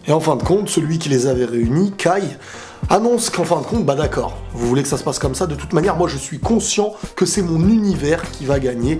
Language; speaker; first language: French; native; French